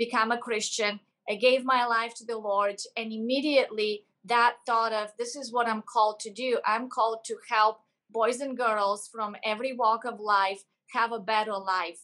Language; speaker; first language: English; non-native, fluent; Bulgarian